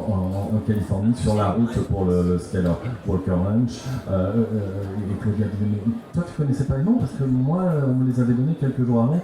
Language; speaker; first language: French; native; French